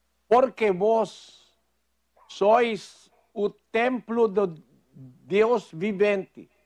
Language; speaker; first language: Portuguese; non-native, fluent; Filipino